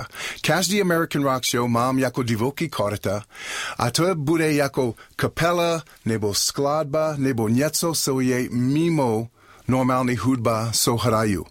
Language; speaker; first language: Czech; non-native, learner; English